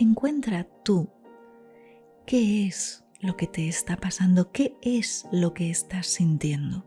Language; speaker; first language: Spanish; native; Spanish